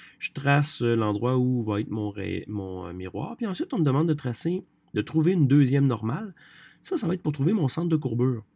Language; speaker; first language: French; native; French